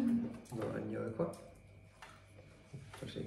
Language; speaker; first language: Vietnamese; non-native, learner; Finnish